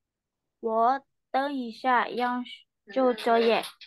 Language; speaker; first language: Chinese; non-native, learner; Burmese